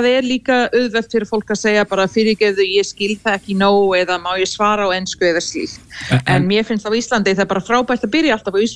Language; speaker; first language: Icelandic; non-native, fluent; English